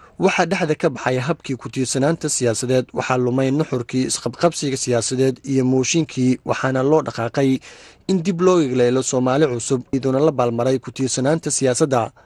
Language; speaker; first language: Somali; native; Somali